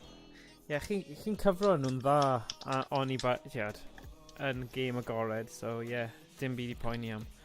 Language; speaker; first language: Welsh; non-native, local second language; English